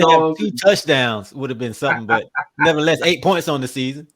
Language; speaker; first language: English; native; English